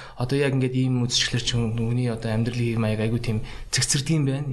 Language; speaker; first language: Mongolian; early bilingual, other home language; Russian